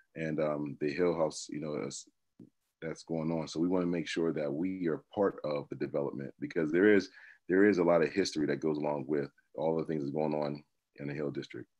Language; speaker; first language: English; native; English